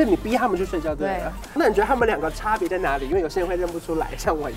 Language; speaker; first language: Chinese; native; Chinese